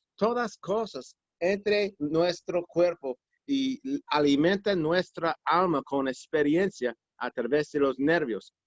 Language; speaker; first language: Spanish; non-native, learner; English